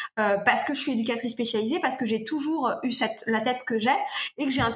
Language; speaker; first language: French; native; French